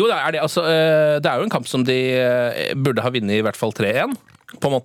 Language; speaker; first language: Norwegian; native; Norwegian